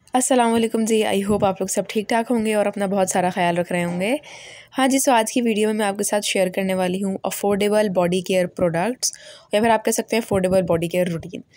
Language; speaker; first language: Urdu; native; Urdu